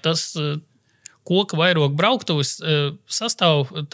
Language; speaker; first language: Latvian; native; Latvian